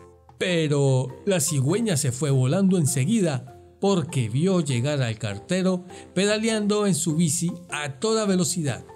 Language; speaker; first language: Spanish; native; Spanish